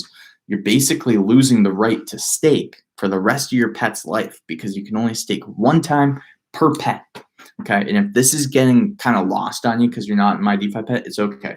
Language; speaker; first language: English; native; English